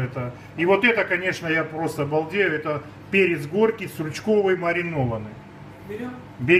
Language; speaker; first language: Russian; native; Russian